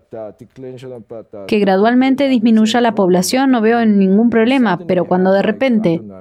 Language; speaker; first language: Spanish; non-native, fluent; Korean